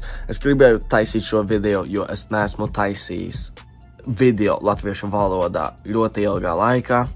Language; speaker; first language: Latvian; early bilingual, heritage; English